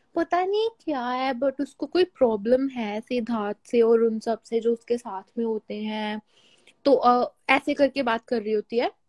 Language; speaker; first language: Hindi; native; Hindi